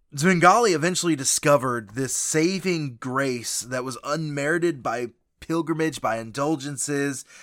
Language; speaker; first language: English; native; English